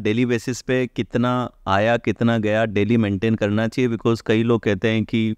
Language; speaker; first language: Hindi; native; Hindi